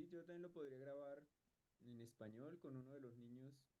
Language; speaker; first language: Spanish; native; Spanish